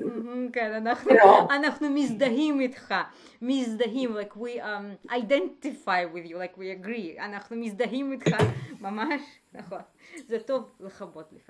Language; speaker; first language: Hebrew; native; Hebrew